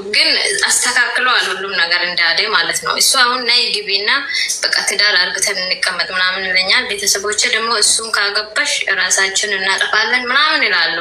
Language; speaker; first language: Amharic; non-native, local second language; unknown